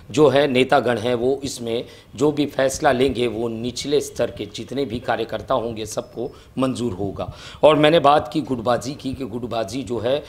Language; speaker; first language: Hindi; non-native, local second language; Marathi